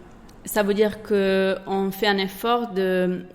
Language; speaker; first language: French; non-native, fluent; Italian